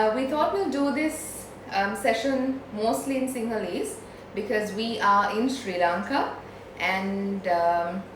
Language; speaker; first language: English; non-native, local second language; Sinhala